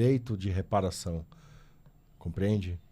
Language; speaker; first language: Portuguese; native; Portuguese